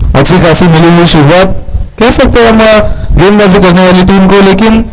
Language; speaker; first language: Hindi; non-native, local second language; Marathi